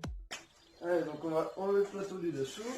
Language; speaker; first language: French; native; French